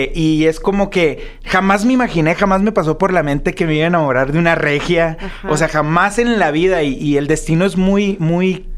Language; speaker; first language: Spanish; native; Spanish